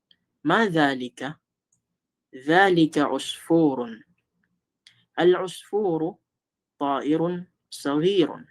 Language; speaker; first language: Arabic; non-native, fluent; Filipino